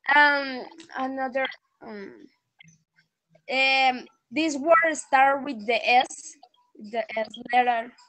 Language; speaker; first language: English; non-native, learner; Spanish